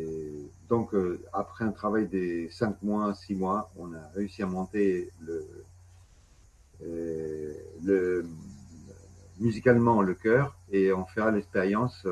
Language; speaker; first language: French; non-native, fluent; Spanish